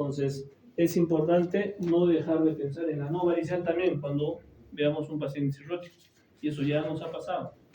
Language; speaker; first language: Spanish; native; Spanish